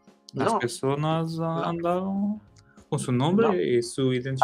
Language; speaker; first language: Spanish; non-native, learner; Portuguese